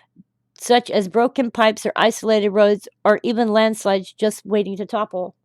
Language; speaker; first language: English; native; English